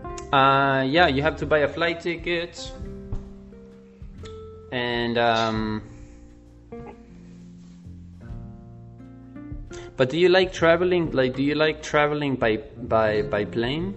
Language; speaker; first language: English; non-native, fluent; Spanish